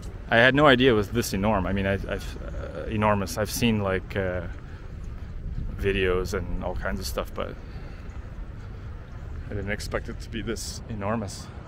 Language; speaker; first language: English; native; English